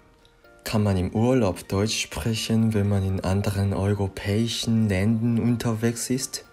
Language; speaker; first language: German; non-native, learner; Korean